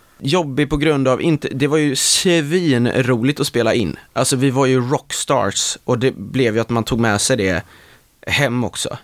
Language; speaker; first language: Swedish; native; Swedish